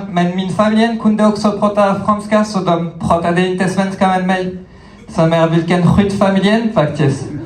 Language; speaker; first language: Swedish; non-native, fluent; French